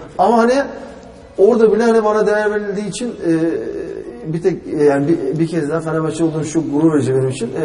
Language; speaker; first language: Turkish; early bilingual, heritage; Turkish